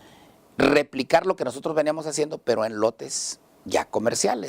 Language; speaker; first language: Spanish; native; Spanish